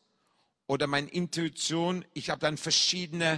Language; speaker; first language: German; non-native, fluent; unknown